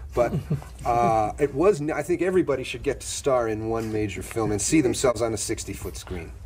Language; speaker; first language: English; native; English